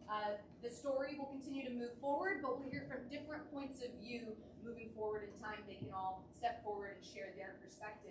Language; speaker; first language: English; native; English